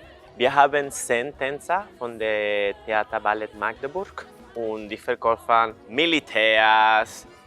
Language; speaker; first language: German; non-native, fluent; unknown